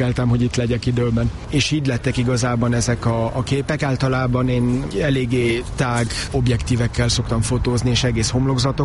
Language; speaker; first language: Hungarian; non-native, fluent; French